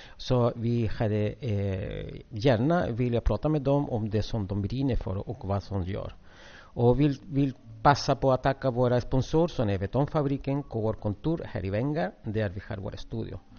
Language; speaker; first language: Swedish; non-native, fluent; Spanish